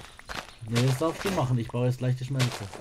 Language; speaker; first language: German; native; German